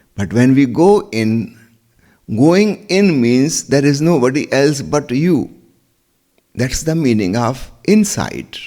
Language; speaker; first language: English; non-native, local second language; Hindi